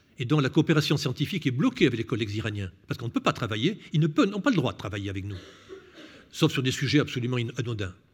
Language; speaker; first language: French; native; French